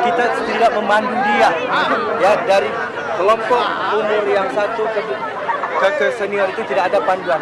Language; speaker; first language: Indonesian; non-native, local second language; Minangkabau